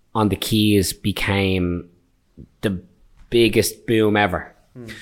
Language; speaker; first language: English; native; English